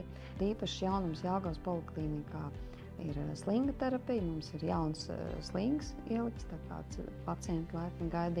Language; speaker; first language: Latvian; native; Latvian